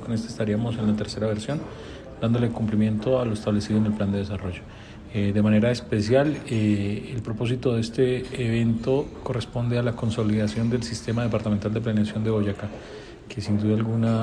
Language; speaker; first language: Spanish; native; Spanish